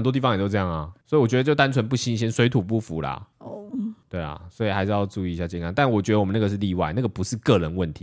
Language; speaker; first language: Chinese; native; Chinese